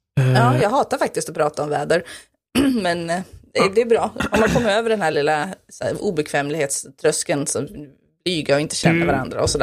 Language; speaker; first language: Swedish; native; Swedish